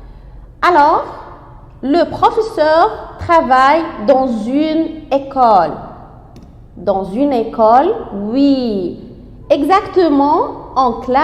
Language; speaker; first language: French; non-native, fluent; Arabic